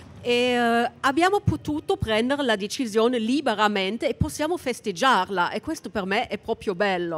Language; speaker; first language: Italian; non-native, fluent; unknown